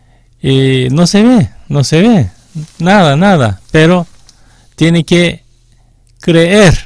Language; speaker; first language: Spanish; non-native, fluent; Korean